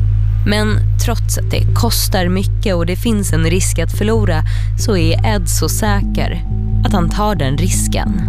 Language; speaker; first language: Swedish; native; Swedish